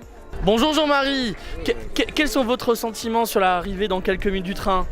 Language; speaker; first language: French; native; French